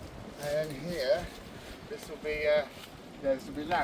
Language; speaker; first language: English; native; English